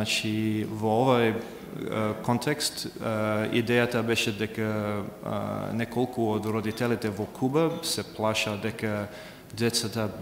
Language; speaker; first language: Macedonian; non-native, fluent; English